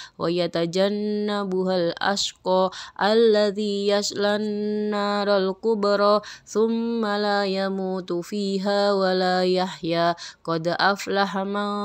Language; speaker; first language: Arabic; non-native, learner; Indonesian